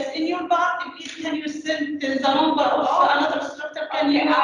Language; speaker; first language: English; non-native, learner; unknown